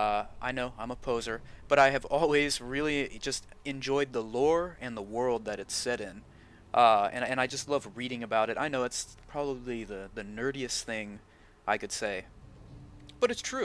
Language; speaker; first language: English; native; English